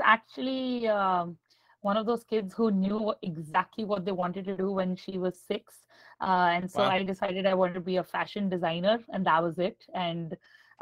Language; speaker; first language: English; non-native, local second language; Hindi